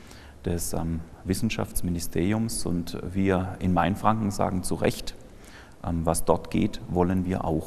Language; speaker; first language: German; native; German